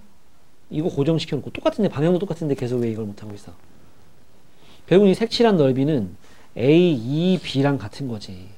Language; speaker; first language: Korean; native; Korean